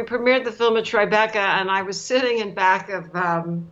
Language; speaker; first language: English; native; English